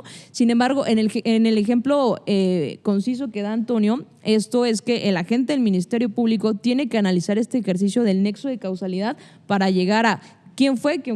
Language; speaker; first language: Spanish; native; Spanish